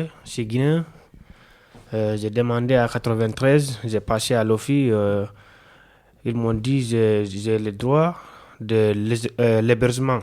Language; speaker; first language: French; non-native, learner; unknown